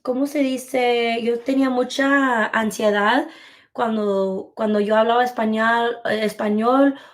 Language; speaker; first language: Spanish; early bilingual, heritage; Spanish